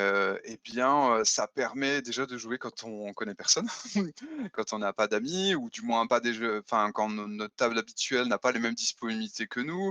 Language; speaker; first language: French; native; French